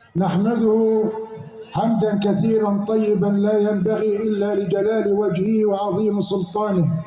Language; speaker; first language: Arabic; native; Arabic